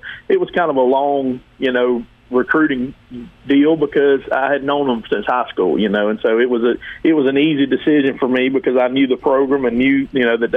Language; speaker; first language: English; native; English